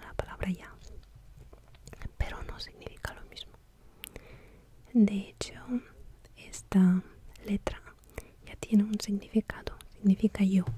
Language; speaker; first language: Spanish; non-native, fluent; Russian